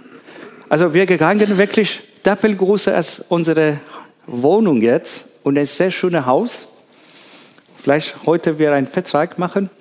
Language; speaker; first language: German; non-native, learner; Persian